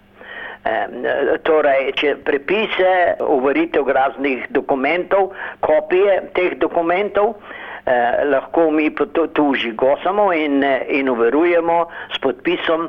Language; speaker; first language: Slovenian; early bilingual, heritage; Slovenian